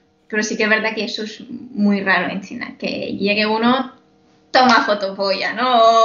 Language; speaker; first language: Spanish; non-native, fluent; Chinese